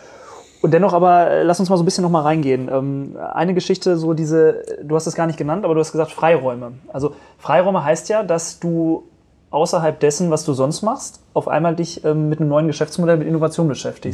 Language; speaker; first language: German; native; German